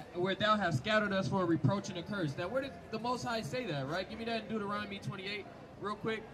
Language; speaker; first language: English; native; English